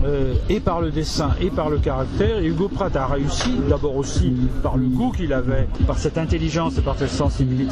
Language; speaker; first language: French; native; French